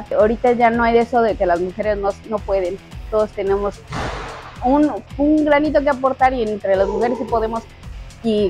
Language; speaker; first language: Spanish; native; Spanish